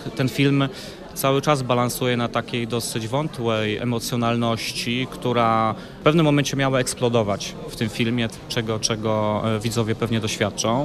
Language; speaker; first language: Polish; native; Polish